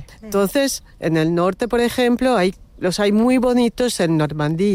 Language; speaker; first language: Spanish; non-native, fluent; French